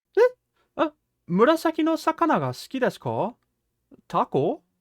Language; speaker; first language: Japanese; non-native, fluent; English